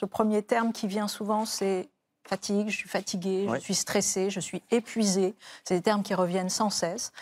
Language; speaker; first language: French; native; French